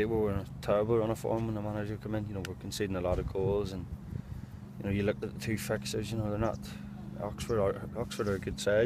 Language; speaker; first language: English; native; English